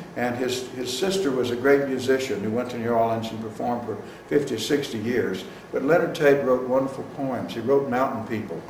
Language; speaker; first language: English; native; English